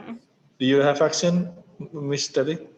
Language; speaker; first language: English; non-native, learner; Indonesian